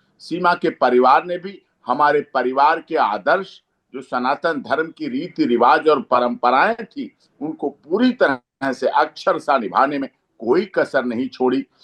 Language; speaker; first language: Hindi; native; Hindi